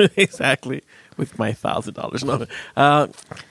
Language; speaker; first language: English; native; English